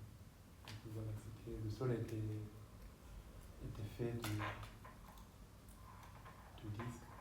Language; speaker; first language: French; non-native, fluent; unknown